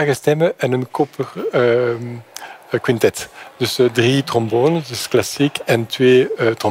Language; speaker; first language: Dutch; non-native, fluent; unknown